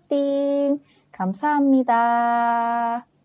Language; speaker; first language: Korean; non-native, fluent; Indonesian